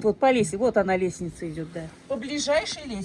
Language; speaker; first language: Russian; native; Russian